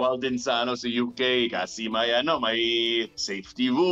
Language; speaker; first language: Filipino; non-native, learner; English